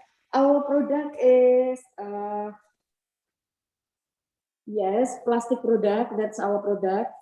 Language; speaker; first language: English; non-native, learner; Indonesian